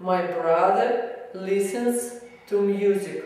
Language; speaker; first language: English; non-native, learner; Russian